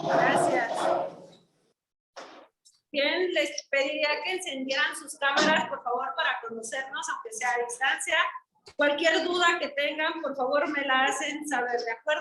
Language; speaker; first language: Spanish; native; Spanish